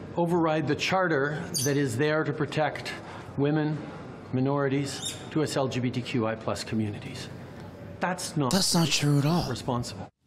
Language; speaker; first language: English; native; English